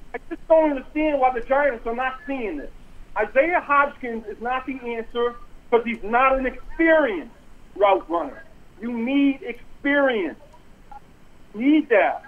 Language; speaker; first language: English; native; English